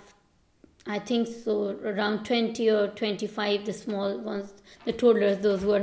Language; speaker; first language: English; non-native, local second language; Urdu